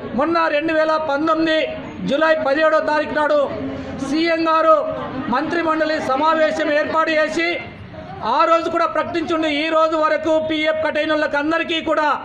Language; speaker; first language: Telugu; native; Telugu